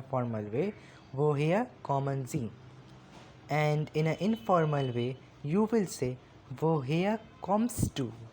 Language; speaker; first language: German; non-native, learner; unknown